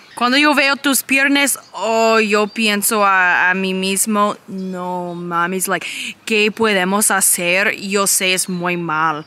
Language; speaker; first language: Spanish; non-native, learner; English